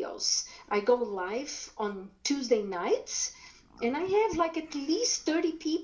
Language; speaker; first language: English; non-native, fluent; German